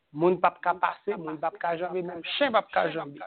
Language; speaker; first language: French; non-native, local second language; Haitian Creole